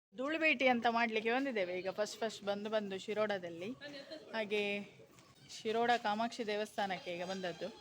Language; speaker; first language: Kannada; native; Kannada